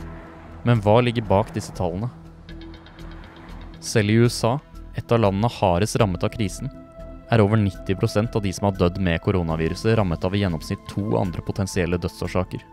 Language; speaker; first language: Norwegian; native; Norwegian